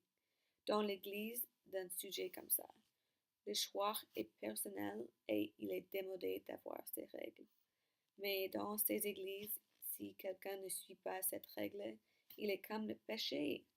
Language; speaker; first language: French; non-native, learner; English